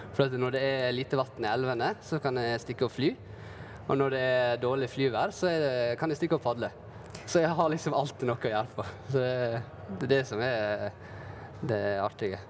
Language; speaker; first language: Norwegian; native; Norwegian